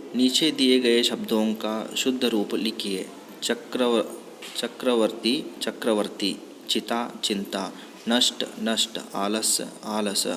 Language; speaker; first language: Hindi; non-native, local second language; Kannada